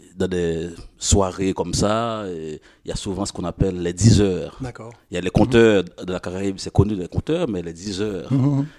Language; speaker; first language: French; non-native, local second language; Haitian Creole